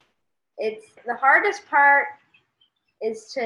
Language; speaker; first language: English; native; English